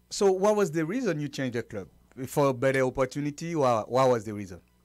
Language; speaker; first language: English; non-native, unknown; Haitian Creole